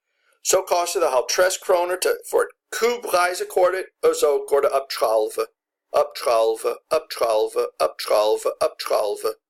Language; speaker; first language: Danish; non-native, fluent; English